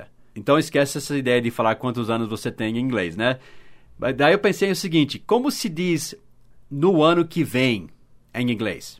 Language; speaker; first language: Portuguese; non-native, fluent; English